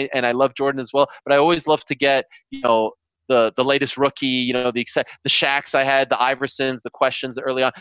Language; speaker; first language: English; native; English